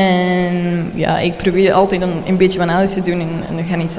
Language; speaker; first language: Dutch; non-native, learner; Spanish